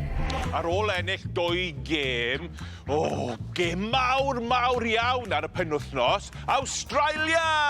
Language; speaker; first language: Welsh; non-native, learner; English